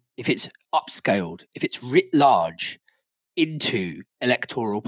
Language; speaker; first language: English; native; English